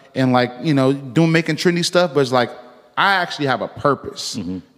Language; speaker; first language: English; native; English